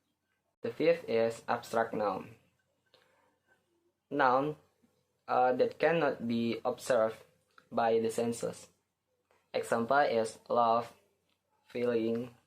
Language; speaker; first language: English; non-native, learner; Indonesian